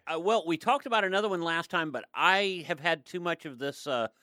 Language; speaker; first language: English; native; English